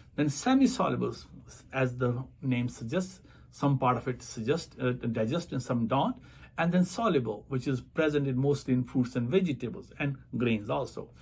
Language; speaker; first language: English; non-native, local second language; Punjabi